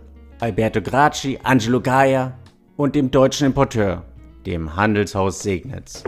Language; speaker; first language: German; native; German